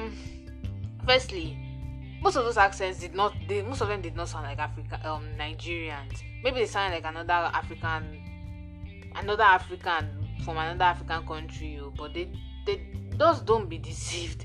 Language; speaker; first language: English; non-native, local second language; Yoruba